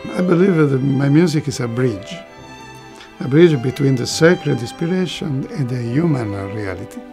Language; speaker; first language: English; non-native, learner; Italian